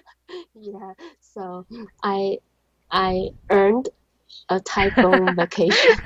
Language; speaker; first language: English; non-native, learner; Chinese